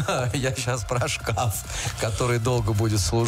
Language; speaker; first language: Russian; native; Russian